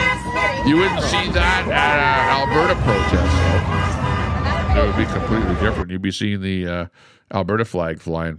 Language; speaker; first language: English; native; English